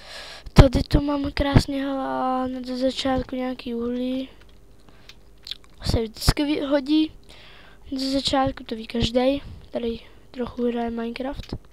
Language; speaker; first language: Czech; native; Czech